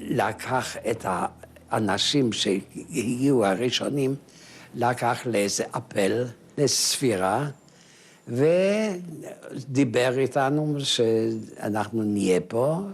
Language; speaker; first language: Hebrew; non-native, fluent; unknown